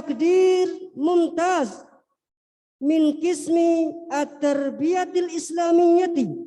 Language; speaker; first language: Arabic; non-native, fluent; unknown